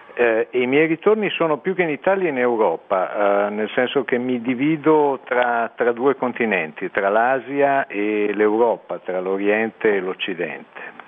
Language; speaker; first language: Italian; native; Italian